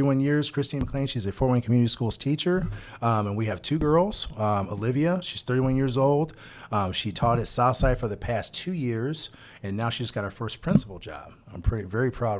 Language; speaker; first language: English; native; English